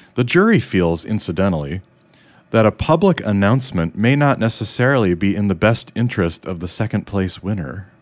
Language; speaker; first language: English; native; English